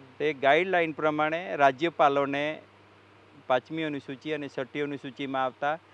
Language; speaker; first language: Gujarati; non-native, local second language; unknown